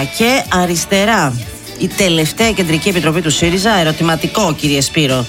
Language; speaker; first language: Greek; native; Greek